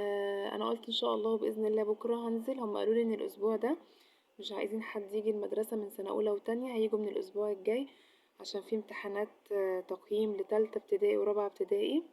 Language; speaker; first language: Arabic; native; Arabic